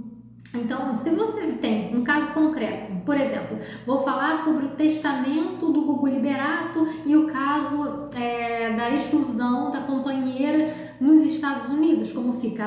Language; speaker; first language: Portuguese; native; Portuguese